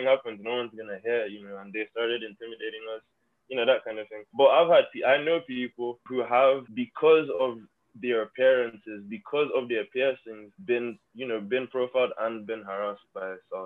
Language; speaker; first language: English; non-native, local second language; Yoruba